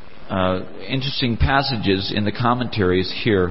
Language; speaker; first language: English; native; English